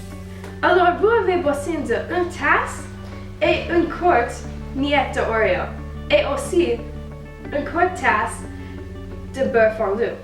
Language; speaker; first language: French; non-native, learner; English